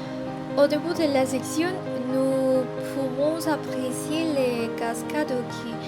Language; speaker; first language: French; non-native, learner; Spanish